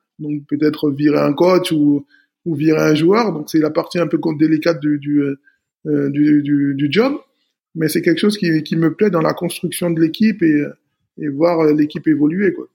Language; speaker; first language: French; native; French